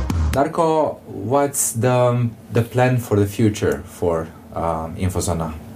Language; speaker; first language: English; non-native, fluent; Romanian